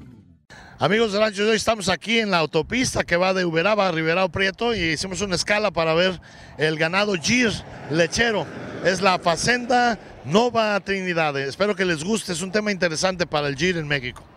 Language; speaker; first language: Spanish; native; Spanish